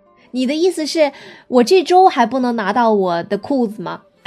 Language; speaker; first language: Chinese; native; Chinese